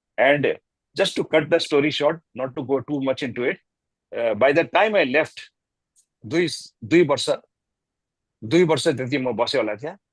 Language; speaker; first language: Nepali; native; Nepali